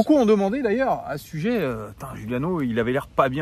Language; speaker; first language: French; native; French